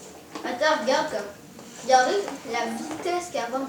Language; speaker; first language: French; native; French